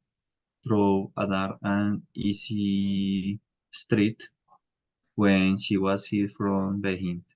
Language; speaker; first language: English; non-native, learner; Spanish